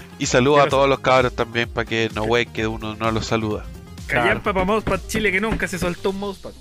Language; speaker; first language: Spanish; native; Spanish